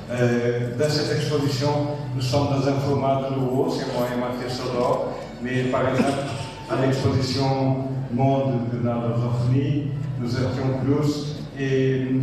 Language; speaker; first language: French; non-native, fluent; Portuguese